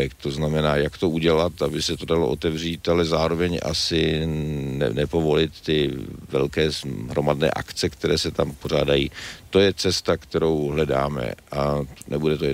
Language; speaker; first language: Czech; native; Czech